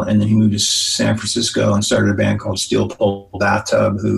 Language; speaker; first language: English; native; English